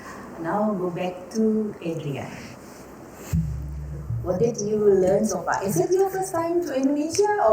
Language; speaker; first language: English; non-native, learner; Indonesian